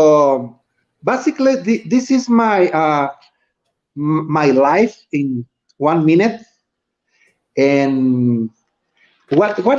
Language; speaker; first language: English; non-native, learner; Spanish